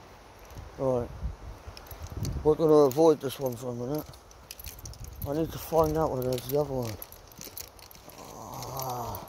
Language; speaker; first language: English; native; English